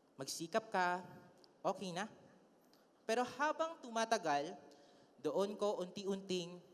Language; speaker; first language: Filipino; non-native, local second language; Hiligaynon